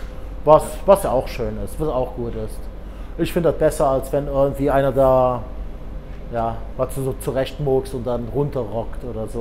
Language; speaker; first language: German; native; German